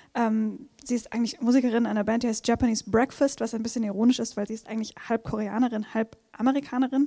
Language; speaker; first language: German; non-native, fluent; Portuguese